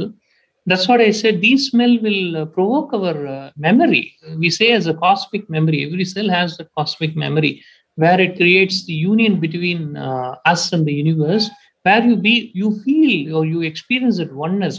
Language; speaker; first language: English; non-native, local second language; Tamil